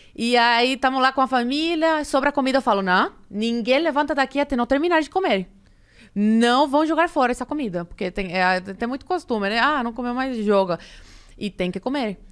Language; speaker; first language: Portuguese; early bilingual, other home language; Spanish